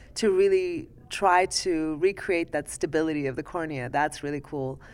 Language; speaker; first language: English; early bilingual, other home language; Persian